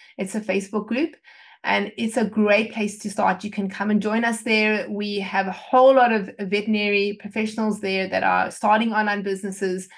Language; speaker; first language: English; native; English